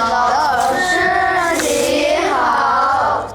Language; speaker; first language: Chinese; non-native, learner; Mongolian